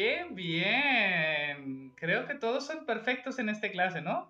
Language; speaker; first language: Spanish; non-native, fluent; Hindi